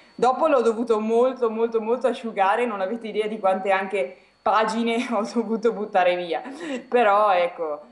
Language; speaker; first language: Italian; native; Italian